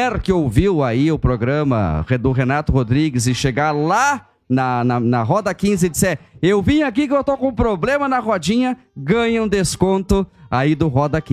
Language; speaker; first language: Portuguese; native; Portuguese